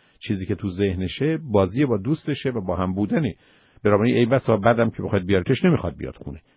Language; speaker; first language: Persian; native; Persian